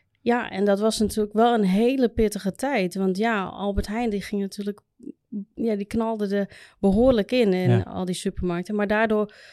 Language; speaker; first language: Dutch; native; Dutch